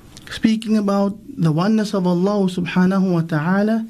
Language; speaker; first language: English; native; English